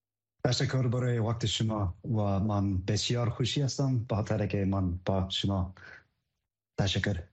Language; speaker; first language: Persian; non-native, learner; English